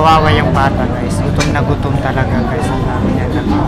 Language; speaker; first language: Filipino; native; Filipino